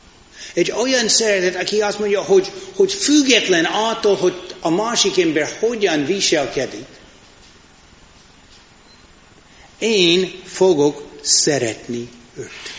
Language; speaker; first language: Hungarian; non-native, fluent; English